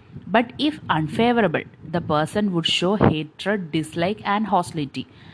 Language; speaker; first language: English; non-native, local second language; Malayalam